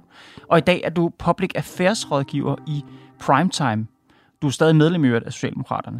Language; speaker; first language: Danish; native; Danish